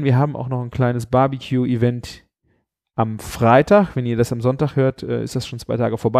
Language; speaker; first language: German; native; German